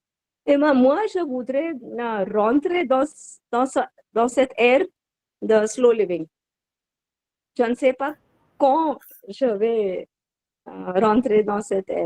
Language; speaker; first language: French; non-native, learner; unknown